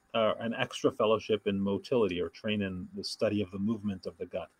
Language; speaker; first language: English; native; English